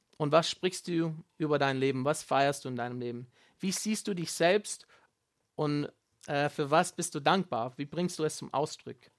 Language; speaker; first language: German; non-native, fluent; Afrikaans